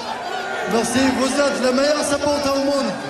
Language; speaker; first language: French; non-native, learner; Arabic